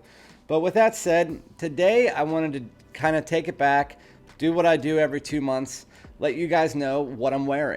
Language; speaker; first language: English; native; English